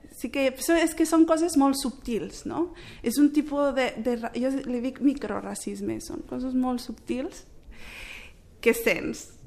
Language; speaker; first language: Catalan; early bilingual, other home language; Arabic